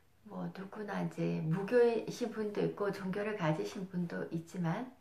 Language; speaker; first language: Korean; native; Korean